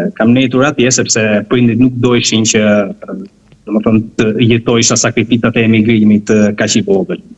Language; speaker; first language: Albanian; early bilingual, heritage; Albanian